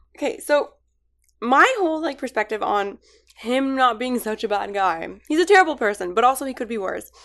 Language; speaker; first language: English; early bilingual, other home language; Arabic